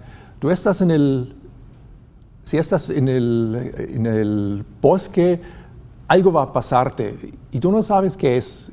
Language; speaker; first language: Spanish; non-native, fluent; German